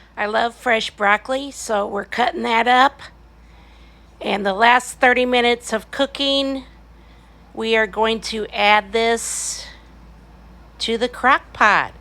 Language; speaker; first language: English; native; English